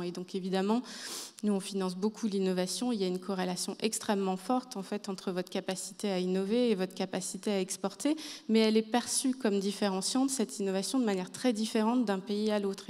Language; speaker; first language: French; native; French